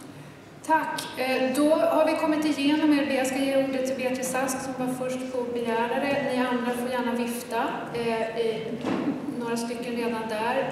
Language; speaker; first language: Swedish; native; Swedish